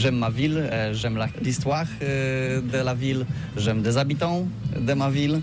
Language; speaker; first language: French; non-native, learner; Polish